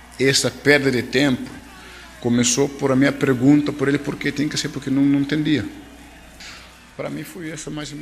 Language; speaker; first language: Portuguese; non-native, fluent; Dutch